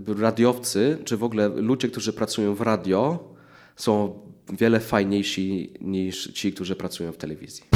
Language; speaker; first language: Polish; early bilingual, heritage; English